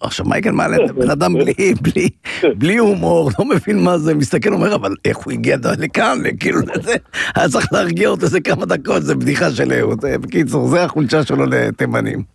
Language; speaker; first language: Hebrew; native; Hebrew